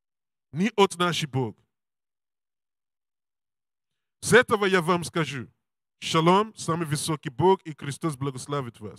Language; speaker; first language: Russian; non-native, learner; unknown